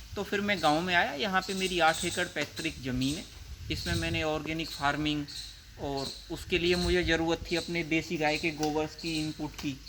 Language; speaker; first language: Hindi; native; Hindi